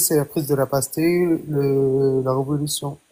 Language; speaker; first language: French; non-native, learner; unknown